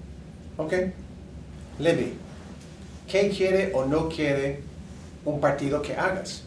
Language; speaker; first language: Spanish; non-native, fluent; English